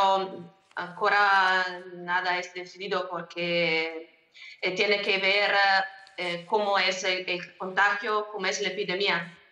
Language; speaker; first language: Spanish; non-native, learner; Italian